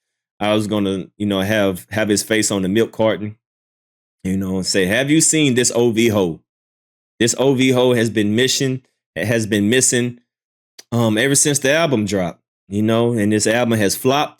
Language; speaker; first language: English; native; English